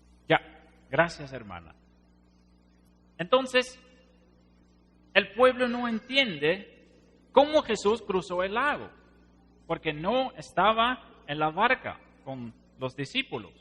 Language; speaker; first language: Spanish; non-native, fluent; Dutch